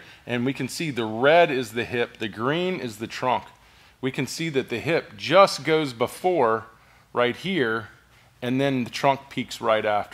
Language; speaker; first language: English; native; English